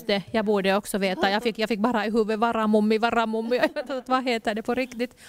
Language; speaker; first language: Swedish; non-native, local second language; Finnish